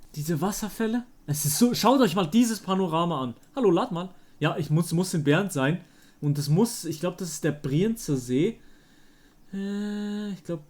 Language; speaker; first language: German; native; German